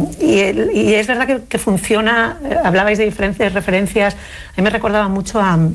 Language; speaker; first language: Spanish; native; Spanish